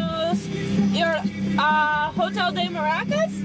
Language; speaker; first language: Spanish; non-native, learner; English